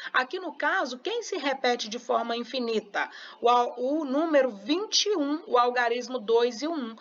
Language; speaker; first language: Portuguese; native; Portuguese